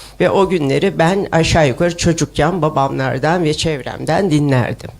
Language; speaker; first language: Turkish; early bilingual, other home language; Uyghur